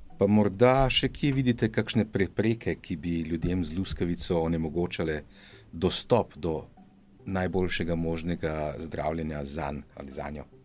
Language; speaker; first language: Slovenian; native; Slovenian